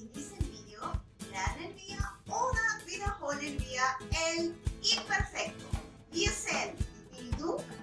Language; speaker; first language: German; non-native, fluent; Spanish